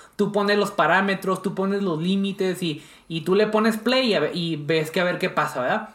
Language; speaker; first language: Spanish; native; Spanish